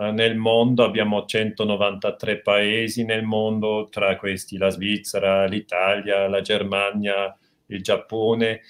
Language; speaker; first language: Italian; non-native, local second language; German